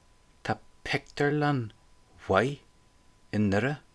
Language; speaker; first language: Irish; non-native, local second language; English